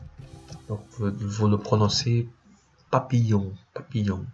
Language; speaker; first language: French; non-native, fluent; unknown